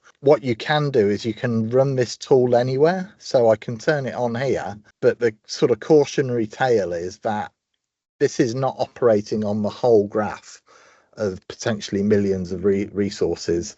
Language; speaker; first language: English; native; English